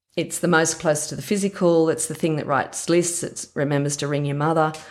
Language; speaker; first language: English; native; English